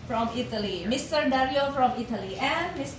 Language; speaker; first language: English; non-native, learner; Indonesian